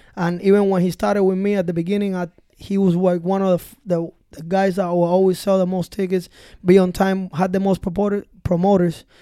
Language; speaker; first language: English; early bilingual, other home language; Spanish